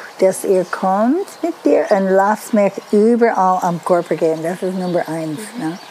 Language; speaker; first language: German; non-native, learner; Dutch